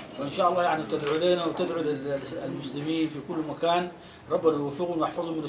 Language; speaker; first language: Arabic; native; Arabic